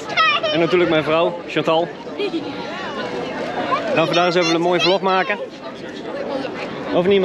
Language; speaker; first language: Dutch; native; Dutch